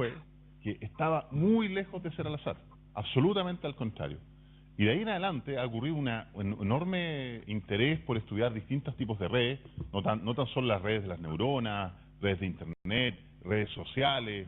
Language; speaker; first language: Spanish; native; Spanish